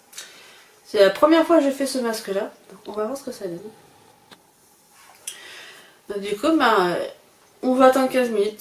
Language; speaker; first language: French; native; French